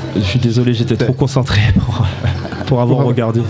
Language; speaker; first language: French; native; French